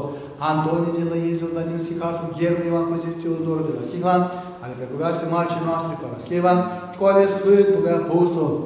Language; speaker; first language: Romanian; native; Romanian